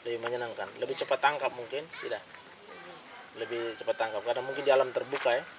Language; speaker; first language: Indonesian; native; Indonesian